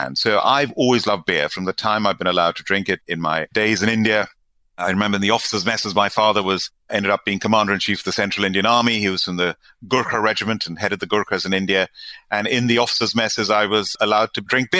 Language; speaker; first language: English; non-native, local second language; Gujarati